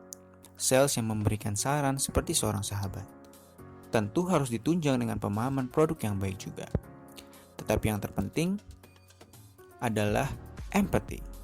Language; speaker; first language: Indonesian; native; Indonesian